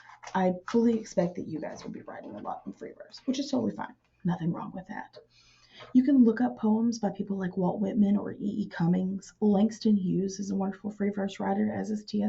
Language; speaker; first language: English; native; English